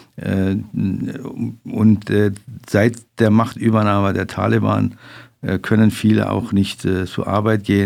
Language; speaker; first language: German; non-native, fluent; Persian